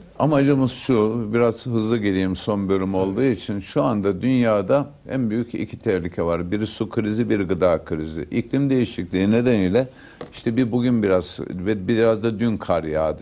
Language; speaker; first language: Turkish; native; Turkish